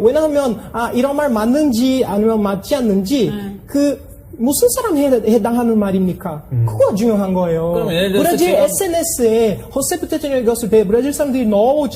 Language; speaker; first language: Korean; non-native, fluent; Portuguese